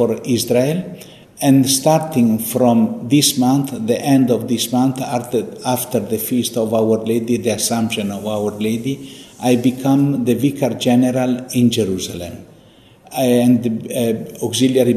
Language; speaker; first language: English; non-native, fluent; Italian